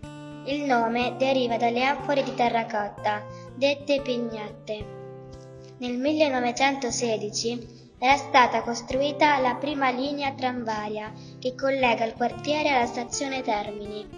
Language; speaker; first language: Italian; native; Italian